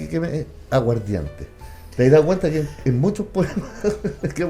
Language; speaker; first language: Spanish; native; Spanish